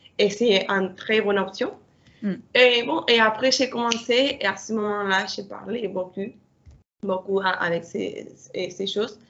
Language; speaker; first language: French; non-native, learner; Spanish